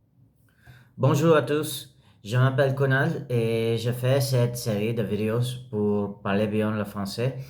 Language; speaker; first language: French; non-native, learner; English